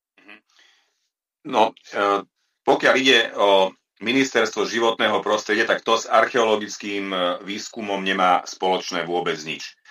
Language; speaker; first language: Slovak; non-native, local second language; Hungarian